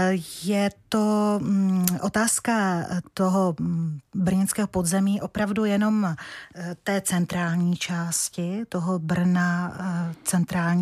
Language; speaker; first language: Czech; native; Czech